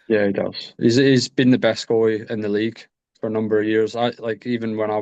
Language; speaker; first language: English; native; English